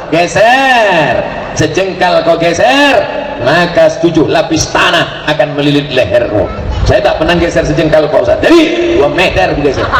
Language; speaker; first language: Indonesian; native; Indonesian